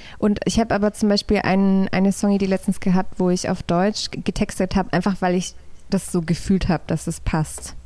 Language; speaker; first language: German; early bilingual, other home language; Polish